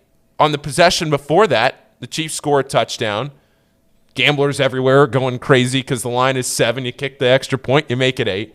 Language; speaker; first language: English; native; English